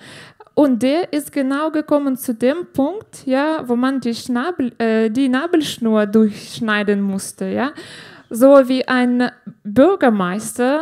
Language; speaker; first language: German; non-native, fluent; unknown